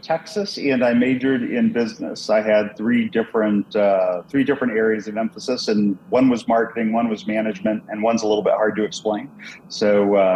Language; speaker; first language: English; native; English